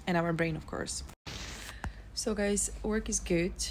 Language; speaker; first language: English; non-native, fluent; Bulgarian